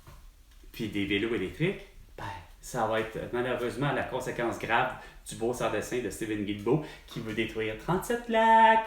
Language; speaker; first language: French; native; French